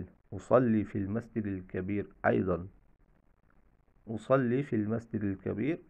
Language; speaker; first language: Arabic; non-native, fluent; Bangla